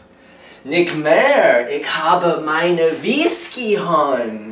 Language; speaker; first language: German; non-native, learner; English